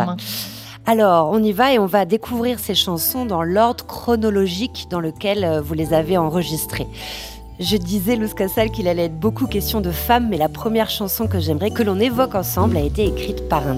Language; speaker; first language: French; native; French